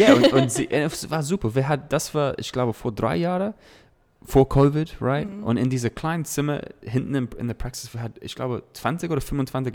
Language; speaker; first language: German; non-native, learner; English